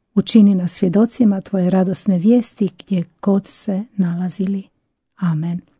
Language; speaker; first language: Croatian; native; Croatian